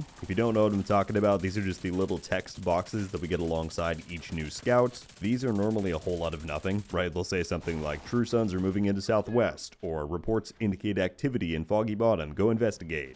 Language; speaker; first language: English; native; English